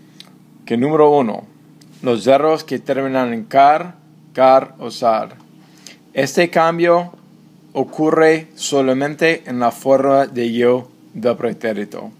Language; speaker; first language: Spanish; non-native, fluent; English